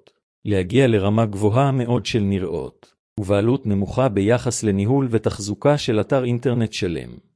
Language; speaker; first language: Hebrew; native; Hebrew